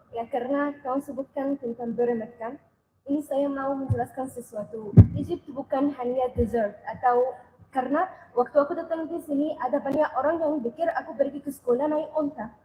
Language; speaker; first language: Indonesian; non-native, learner; Arabic